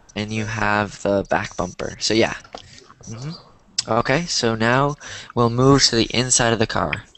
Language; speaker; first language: English; native; English